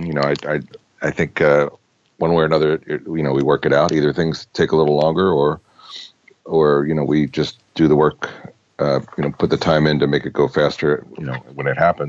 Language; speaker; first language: English; native; English